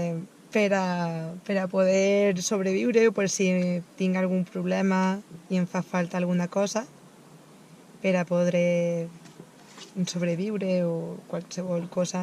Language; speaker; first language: Catalan; non-native, local second language; Spanish